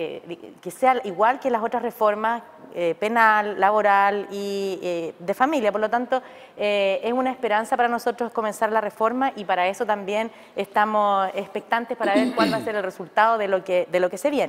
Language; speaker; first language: Spanish; native; Spanish